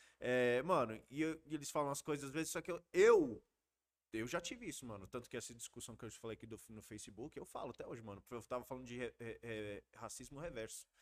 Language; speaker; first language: Portuguese; early bilingual, heritage; Portuguese